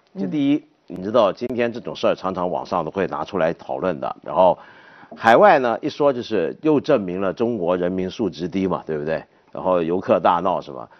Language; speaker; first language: Chinese; native; Chinese